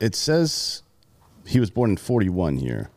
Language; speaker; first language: English; native; English